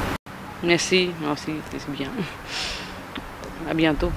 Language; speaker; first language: French; non-native, learner; Tamil